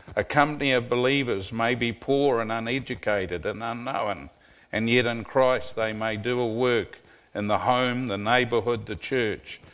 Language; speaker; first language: English; native; English